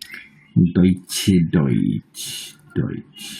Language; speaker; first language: German; non-native, fluent; Bangla